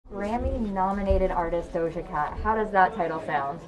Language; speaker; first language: English; native; English